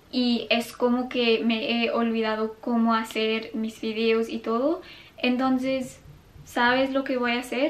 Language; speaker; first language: Spanish; non-native, fluent; English